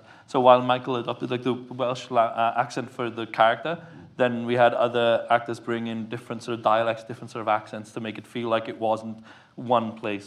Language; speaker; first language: English; native; English